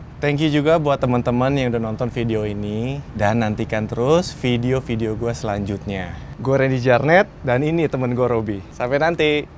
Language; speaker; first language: Indonesian; native; Indonesian